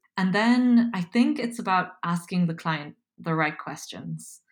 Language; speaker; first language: English; native; English